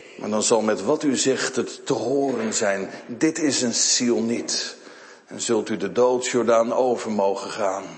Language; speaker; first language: Dutch; native; Dutch